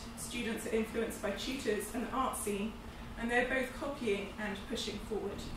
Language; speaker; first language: English; native; English